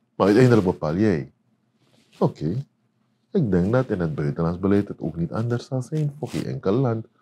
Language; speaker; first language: Dutch; native; Dutch